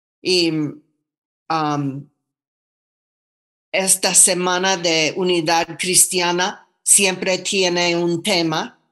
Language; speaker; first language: Spanish; non-native, fluent; English